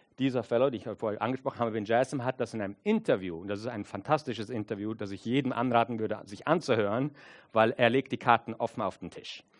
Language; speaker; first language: German; non-native, fluent; English